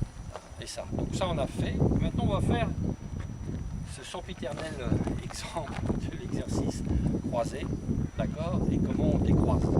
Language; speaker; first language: French; native; French